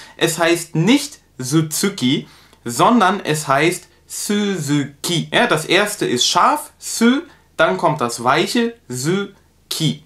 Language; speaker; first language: German; native; German